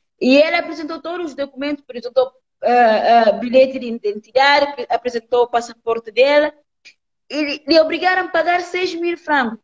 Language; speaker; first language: Portuguese; non-native, local second language; Upper Guinea Crioulo